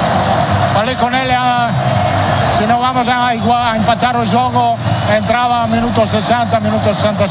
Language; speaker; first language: Portuguese; non-native, learner; Italian